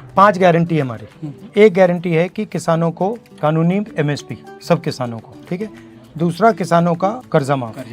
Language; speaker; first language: Hindi; native; Hindi